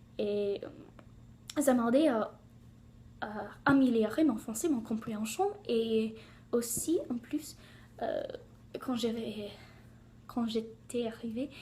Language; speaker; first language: French; non-native, learner; English